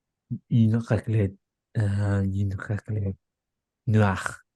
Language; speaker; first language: French; non-native, learner; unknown